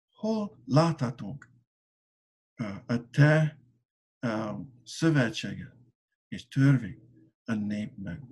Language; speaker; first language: Hungarian; non-native, learner; English